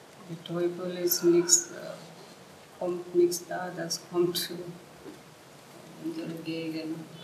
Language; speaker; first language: German; non-native, learner; Telugu